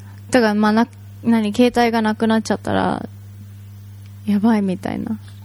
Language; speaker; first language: Japanese; native; Japanese